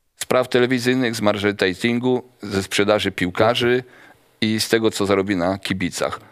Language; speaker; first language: Polish; native; Polish